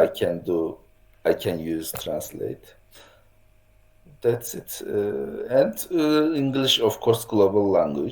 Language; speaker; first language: English; non-native, learner; Turkish